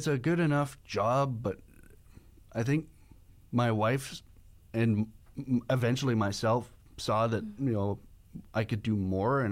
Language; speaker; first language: English; native; English